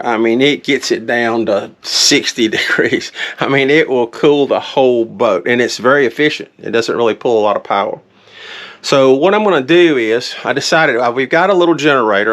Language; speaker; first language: English; native; English